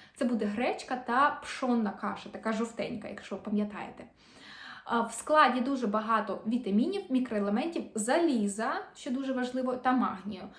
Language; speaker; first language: Ukrainian; non-native, local second language; Russian